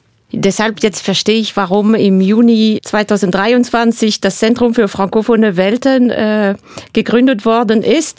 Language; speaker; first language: German; non-native, fluent; French